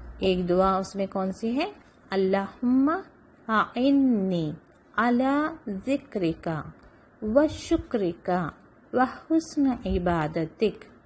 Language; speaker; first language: Urdu; native; Urdu